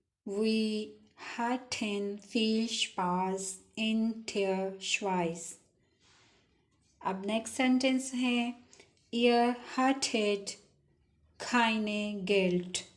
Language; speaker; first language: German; non-native, fluent; Urdu